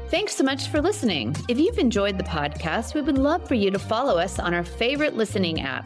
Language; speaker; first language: English; native; English